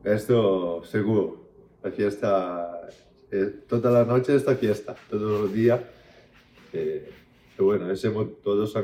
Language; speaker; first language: Spanish; non-native, fluent; Italian